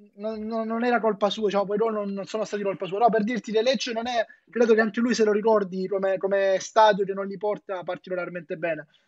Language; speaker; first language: Italian; native; Italian